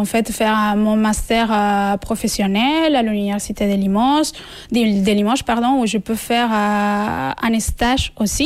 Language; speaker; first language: French; non-native, fluent; Spanish